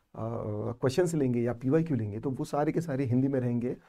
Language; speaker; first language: Hindi; non-native, local second language; Marathi